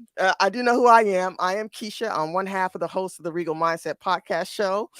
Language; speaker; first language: English; native; English